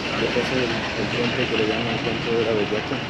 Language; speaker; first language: Spanish; native; Spanish